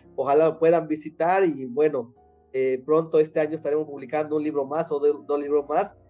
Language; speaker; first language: Spanish; non-native, local second language; Nahuatl languages